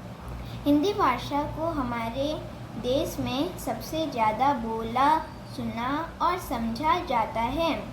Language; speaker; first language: Hindi; non-native, local second language; Odia